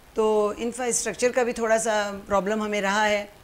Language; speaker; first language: Urdu; native; Urdu